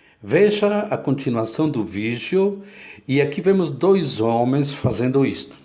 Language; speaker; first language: Portuguese; non-native, fluent; Spanish